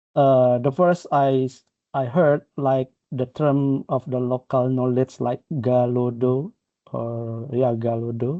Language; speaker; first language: English; non-native, fluent; Indonesian